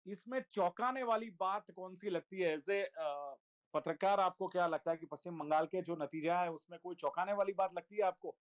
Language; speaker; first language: Hindi; non-native, local second language; Gujarati